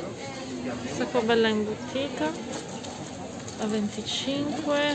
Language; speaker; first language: Italian; non-native, local second language; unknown